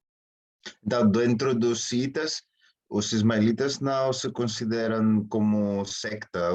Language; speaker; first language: Portuguese; non-native, fluent; Spanish